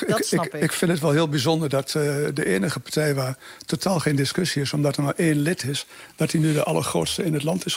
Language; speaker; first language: Dutch; native; Dutch